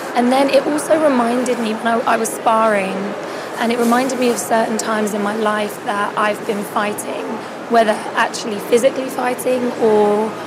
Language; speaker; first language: English; native; English